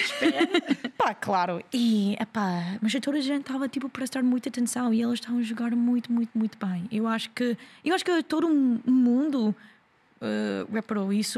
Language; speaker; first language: Portuguese; non-native, learner; English